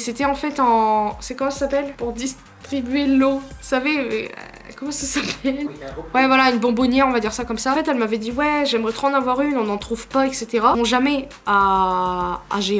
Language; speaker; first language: French; native; French